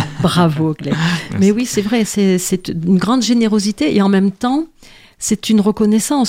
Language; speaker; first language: French; native; French